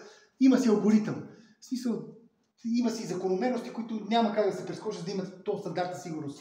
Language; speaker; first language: Bulgarian; native; Bulgarian